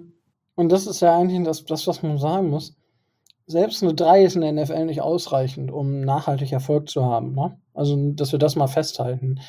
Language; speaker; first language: German; native; German